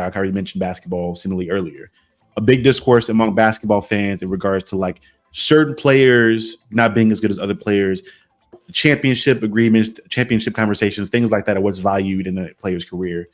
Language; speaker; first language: English; native; English